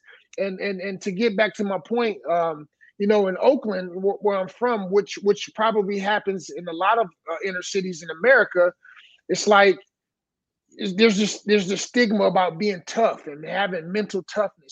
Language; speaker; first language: English; native; English